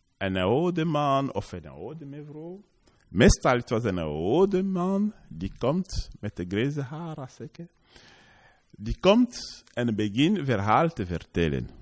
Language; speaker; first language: Dutch; non-native, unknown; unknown